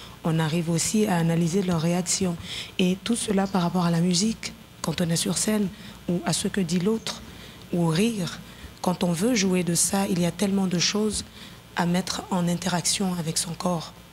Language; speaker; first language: French; non-native, local second language; Bambara